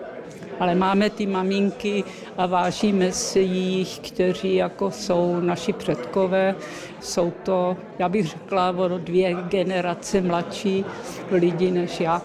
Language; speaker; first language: Czech; early bilingual, other home language; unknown